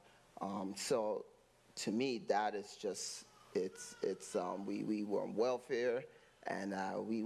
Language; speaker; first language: English; non-native, local second language; Igbo